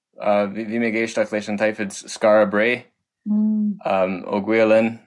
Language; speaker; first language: Irish; non-native, fluent; English